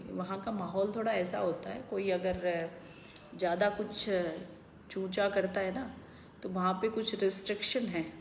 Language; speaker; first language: Hindi; native; Hindi